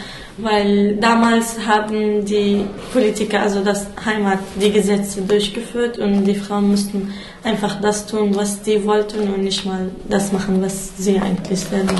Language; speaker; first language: German; non-native, fluent; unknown